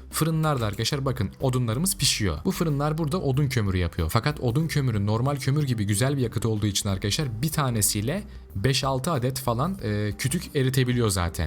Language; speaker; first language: Turkish; native; Turkish